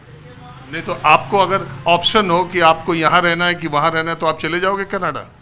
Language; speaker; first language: Hindi; native; Hindi